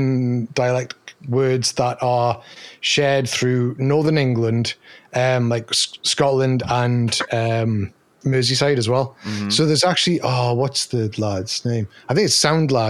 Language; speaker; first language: English; native; English